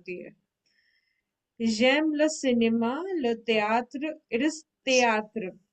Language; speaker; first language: French; non-native, learner; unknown